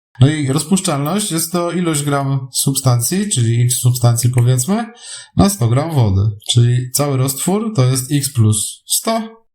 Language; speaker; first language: Polish; native; Polish